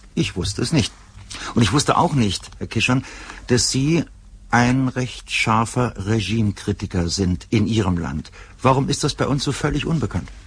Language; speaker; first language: German; native; German